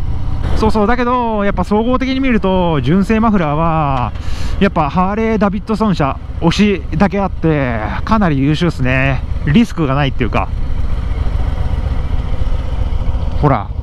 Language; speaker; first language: Japanese; native; Japanese